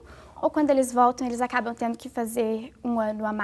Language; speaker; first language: Portuguese; native; Portuguese